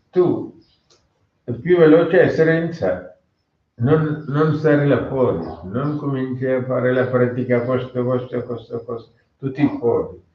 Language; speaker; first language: Italian; non-native, fluent; Tamil